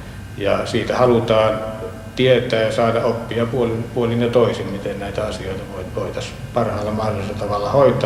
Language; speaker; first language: Finnish; native; Finnish